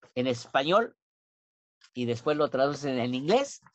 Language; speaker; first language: Spanish; non-native, local second language; Nahuatl languages